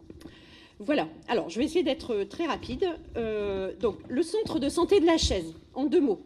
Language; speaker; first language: French; native; French